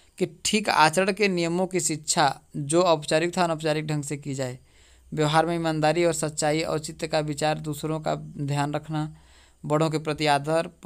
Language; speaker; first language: Hindi; native; Hindi